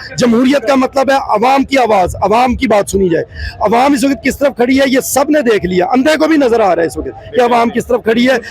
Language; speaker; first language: Urdu; native; Urdu